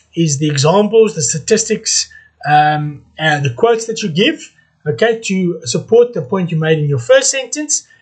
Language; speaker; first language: English; non-native, local second language; Afrikaans